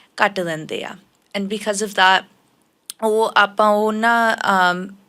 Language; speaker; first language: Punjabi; early bilingual, heritage; Punjabi